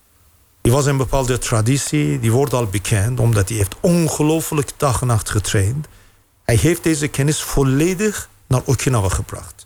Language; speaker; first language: Dutch; non-native, fluent; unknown